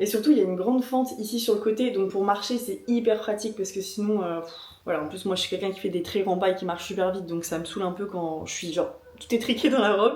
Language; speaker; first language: French; native; French